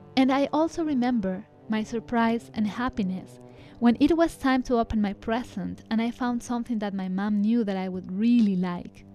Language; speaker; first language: English; non-native, fluent; Spanish